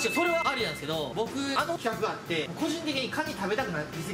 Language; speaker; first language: Japanese; native; Japanese